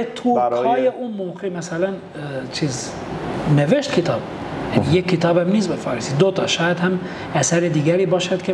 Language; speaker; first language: Persian; non-native, fluent; Albanian